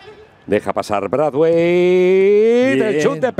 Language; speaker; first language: Spanish; native; Spanish